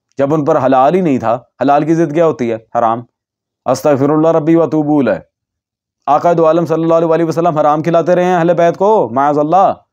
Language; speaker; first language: Urdu; native; Urdu